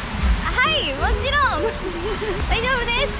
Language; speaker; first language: Japanese; non-native, learner; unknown